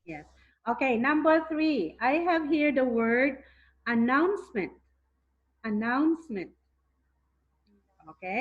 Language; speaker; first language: English; non-native, fluent; Thai